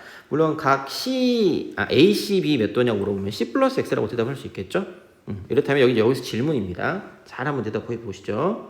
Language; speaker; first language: Korean; native; Korean